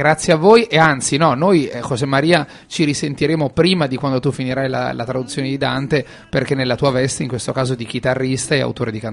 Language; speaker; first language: Italian; native; Italian